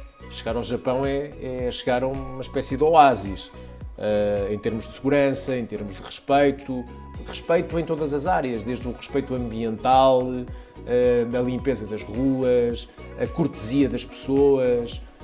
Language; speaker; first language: Portuguese; native; Portuguese